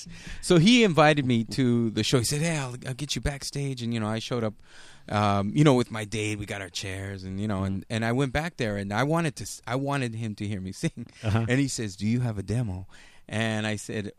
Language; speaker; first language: English; native; English